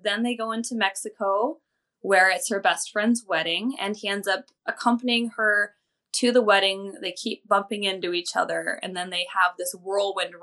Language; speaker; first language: English; native; English